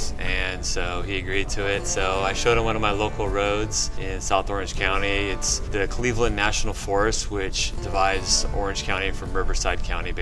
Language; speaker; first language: English; native; English